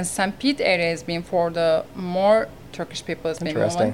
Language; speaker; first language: English; non-native, learner; Turkish